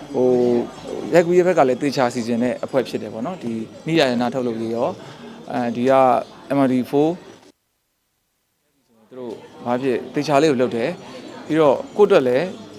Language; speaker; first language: Burmese; non-native, local second language; Shan